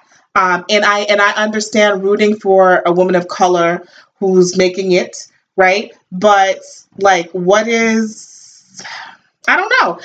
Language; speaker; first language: English; native; English